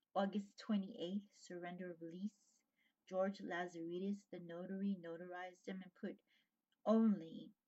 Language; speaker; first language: English; native; English